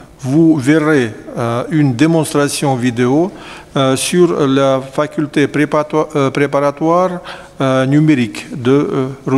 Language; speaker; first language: French; non-native, fluent; Russian